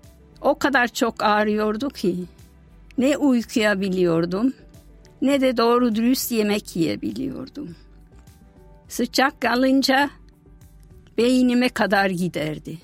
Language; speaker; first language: Turkish; non-native, fluent; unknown